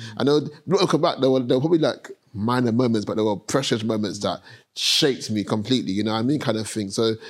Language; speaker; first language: English; native; English